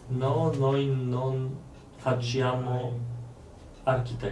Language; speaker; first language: Italian; non-native, learner; Polish